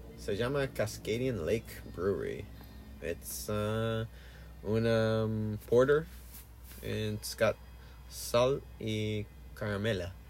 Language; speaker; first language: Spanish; non-native, learner; English